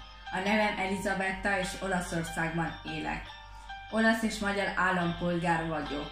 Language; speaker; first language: Hungarian; early bilingual, heritage; Hungarian